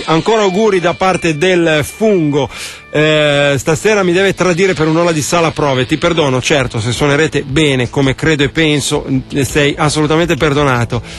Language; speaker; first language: Italian; native; Italian